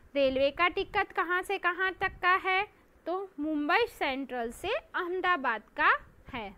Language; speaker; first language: Hindi; non-native, local second language; Gujarati